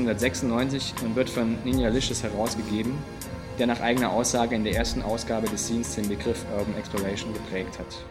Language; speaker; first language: German; native; German